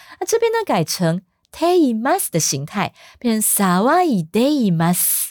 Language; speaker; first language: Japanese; non-native, fluent; Chinese